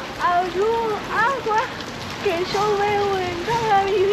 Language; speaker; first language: Spanish; non-native, learner; English